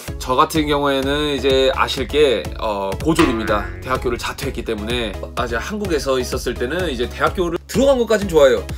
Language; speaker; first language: Korean; native; Korean